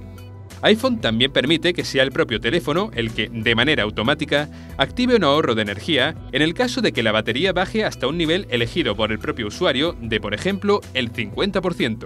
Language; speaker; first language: Spanish; native; Spanish